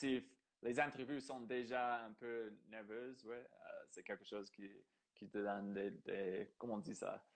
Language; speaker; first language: French; non-native, fluent; English